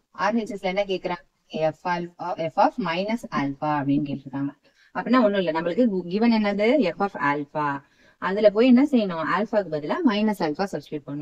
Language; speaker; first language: Tamil; native; Tamil